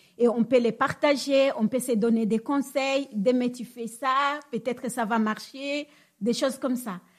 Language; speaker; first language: French; non-native, local second language; Swahili